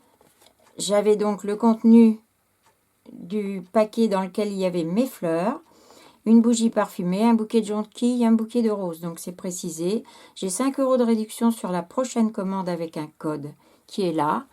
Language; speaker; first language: French; native; French